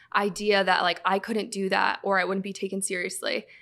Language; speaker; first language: English; native; English